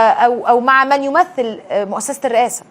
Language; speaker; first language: Arabic; native; Arabic